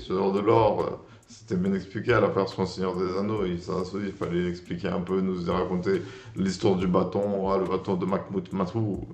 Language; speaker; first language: French; native; French